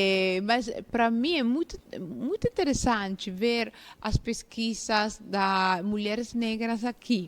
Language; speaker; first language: Portuguese; non-native, fluent; Italian